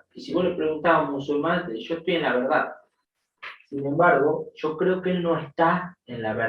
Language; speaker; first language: Spanish; native; Spanish